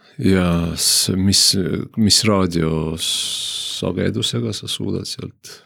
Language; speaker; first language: Estonian; non-native, local second language; Russian